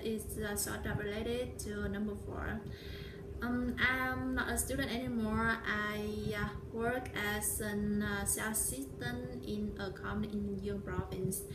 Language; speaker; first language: English; non-native, learner; Vietnamese